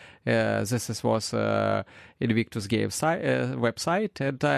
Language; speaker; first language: English; non-native, learner; Ukrainian